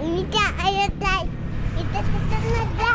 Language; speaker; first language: Indonesian; early bilingual, heritage; Indonesian